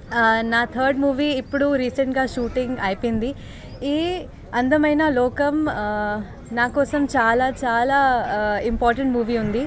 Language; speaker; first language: Telugu; non-native, learner; Hindi